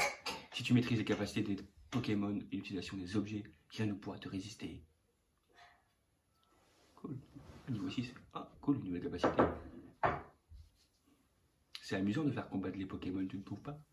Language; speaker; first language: French; native; French